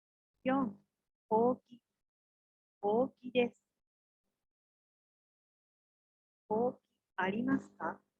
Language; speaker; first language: Japanese; non-native, learner; Indonesian